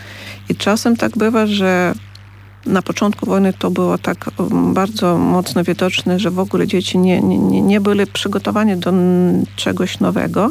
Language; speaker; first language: Polish; non-native, fluent; Ukrainian